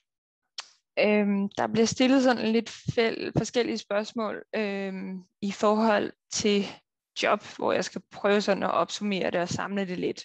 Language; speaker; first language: Danish; native; Danish